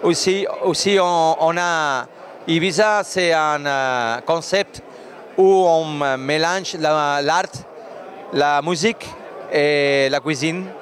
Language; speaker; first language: French; non-native, learner; Spanish